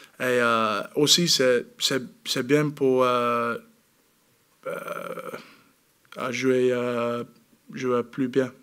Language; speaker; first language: French; non-native, learner; English